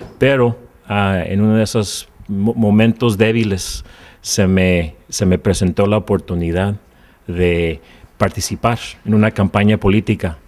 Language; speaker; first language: Spanish; early bilingual, heritage; Spanish